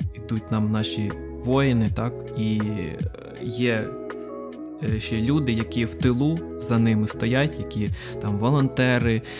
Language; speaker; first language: Ukrainian; non-native, local second language; Russian